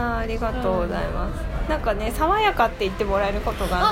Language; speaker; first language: Japanese; native; Japanese